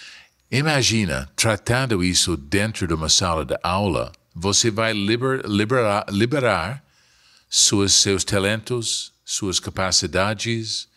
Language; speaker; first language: Portuguese; non-native, fluent; English